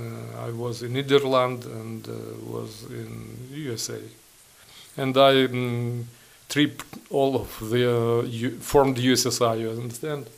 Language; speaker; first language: English; non-native, learner; Ukrainian